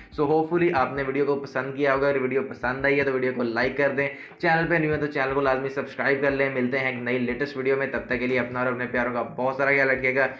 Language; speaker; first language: Urdu; non-native, local second language; Punjabi